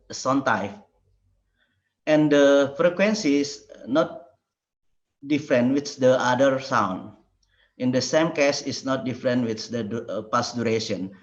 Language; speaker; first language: English; non-native, learner; Indonesian